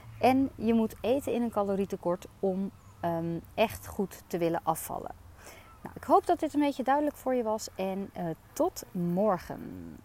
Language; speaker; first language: Dutch; native; Dutch